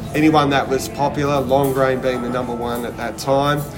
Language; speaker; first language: English; native; English